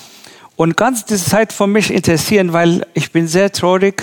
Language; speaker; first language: German; non-native, learner; Persian